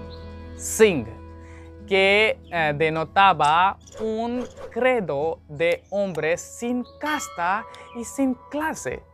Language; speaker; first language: Spanish; non-native, learner; Hindi